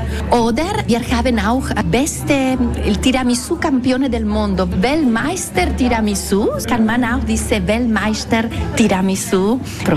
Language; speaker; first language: German; non-native, local second language; Italian